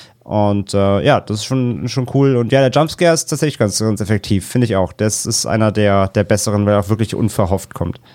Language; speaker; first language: German; native; German